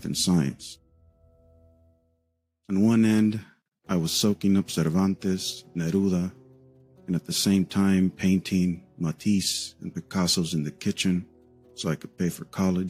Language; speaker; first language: English; early bilingual, other home language; Spanish